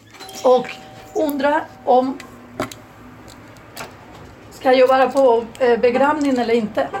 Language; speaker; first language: Swedish; non-native, fluent; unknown